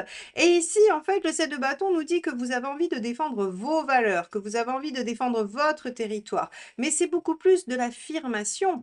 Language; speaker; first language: French; native; French